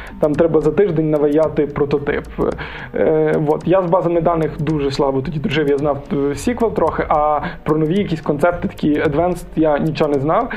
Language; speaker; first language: Ukrainian; native; Ukrainian